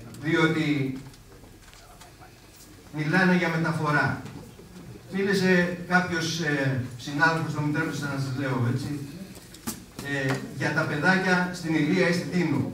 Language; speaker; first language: Greek; native; Greek